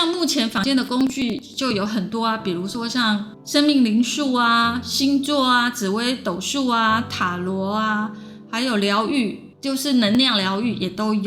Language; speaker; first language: Chinese; native; Chinese